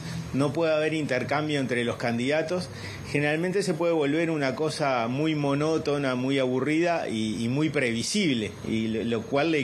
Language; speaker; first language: Spanish; native; Spanish